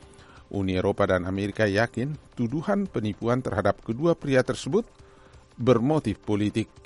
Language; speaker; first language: Indonesian; native; Indonesian